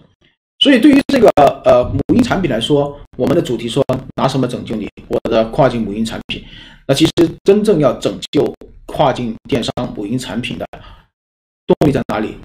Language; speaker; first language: Chinese; native; Chinese